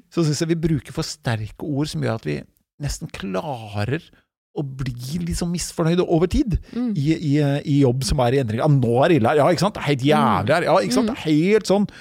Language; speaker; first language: Norwegian; native; Norwegian